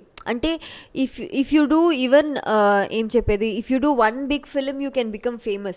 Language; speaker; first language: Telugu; non-native, local second language; Kannada